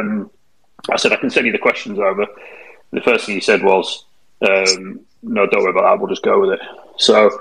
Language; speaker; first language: English; native; English